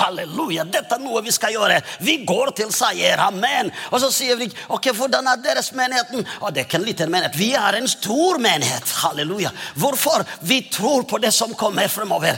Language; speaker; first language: Norwegian; non-native, fluent; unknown